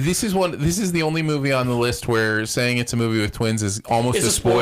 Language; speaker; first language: English; native; English